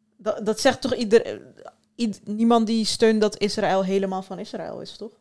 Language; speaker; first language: Dutch; early bilingual, other home language; Turkish